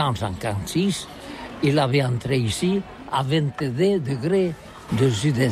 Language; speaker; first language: French; non-native, learner; Catalan